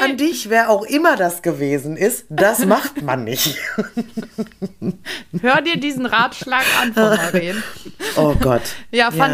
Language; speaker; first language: German; native; German